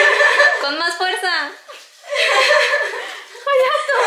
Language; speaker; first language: Spanish; native; Spanish